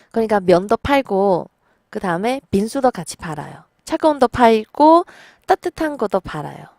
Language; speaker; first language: Korean; non-native, fluent; Chinese